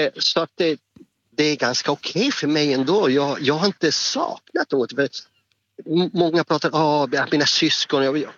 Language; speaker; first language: Swedish; non-native, fluent; Spanish